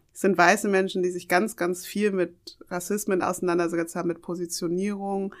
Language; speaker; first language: German; early bilingual, other home language; Yoruba